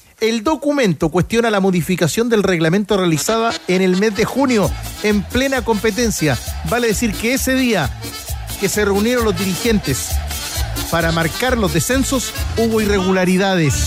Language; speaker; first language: Spanish; native; Spanish